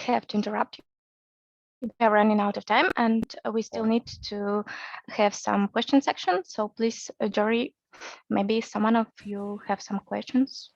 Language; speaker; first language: English; non-native, fluent; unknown